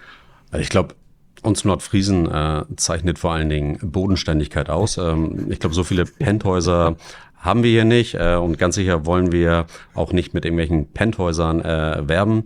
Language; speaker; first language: German; native; German